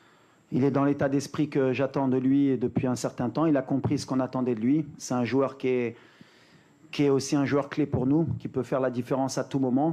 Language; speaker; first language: French; native; French